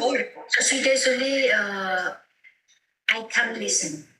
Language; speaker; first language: French; non-native, learner; Vietnamese